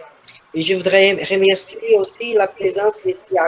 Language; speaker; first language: French; non-native, fluent; Portuguese